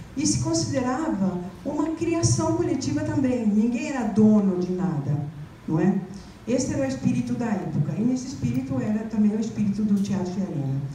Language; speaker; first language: Portuguese; non-native, fluent; Spanish